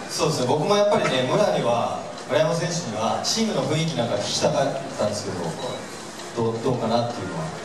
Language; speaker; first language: Japanese; native; Japanese